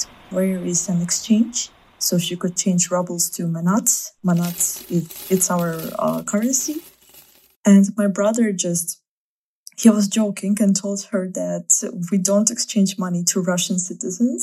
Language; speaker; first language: English; non-native, fluent; Russian